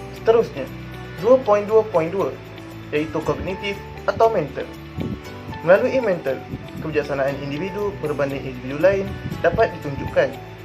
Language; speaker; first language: Malay; native; Malay